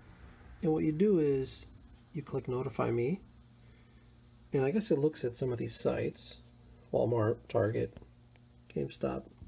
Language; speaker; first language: English; native; English